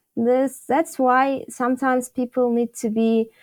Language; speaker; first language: English; non-native, fluent; Tajik